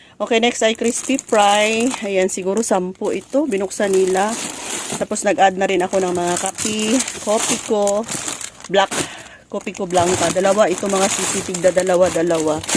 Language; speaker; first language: Filipino; non-native, local second language; Cebuano